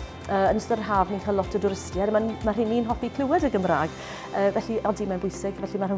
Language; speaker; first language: Welsh; native; Welsh